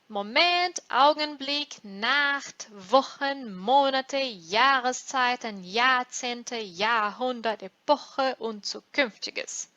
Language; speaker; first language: German; non-native, fluent; Portuguese